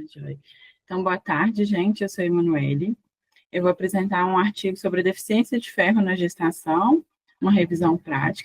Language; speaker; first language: Portuguese; native; Portuguese